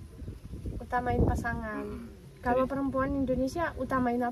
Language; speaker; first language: Indonesian; non-native, fluent; Russian